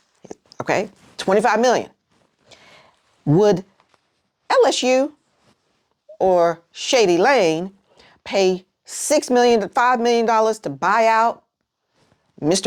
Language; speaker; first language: English; native; English